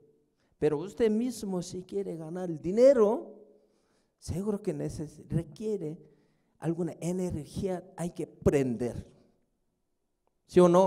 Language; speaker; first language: Spanish; non-native, fluent; Korean